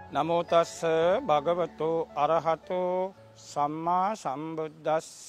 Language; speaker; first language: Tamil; non-native, local second language; Sinhala